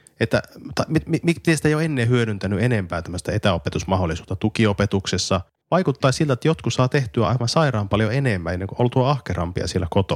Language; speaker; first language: Finnish; native; Finnish